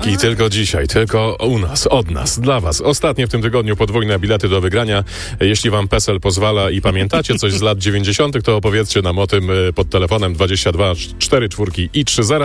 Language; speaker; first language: Polish; native; Polish